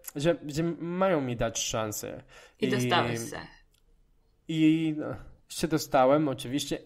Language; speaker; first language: Polish; non-native, fluent; Spanish